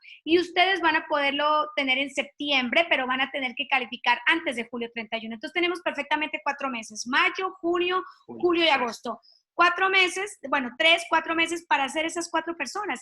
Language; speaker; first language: Spanish; native; Spanish